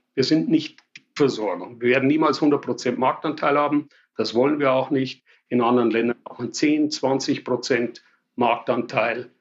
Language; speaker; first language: German; native; German